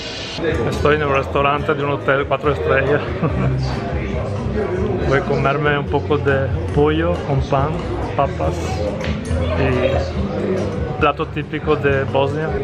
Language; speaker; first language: Spanish; non-native, fluent; Italian